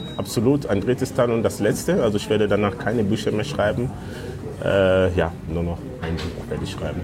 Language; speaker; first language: German; early bilingual, other home language; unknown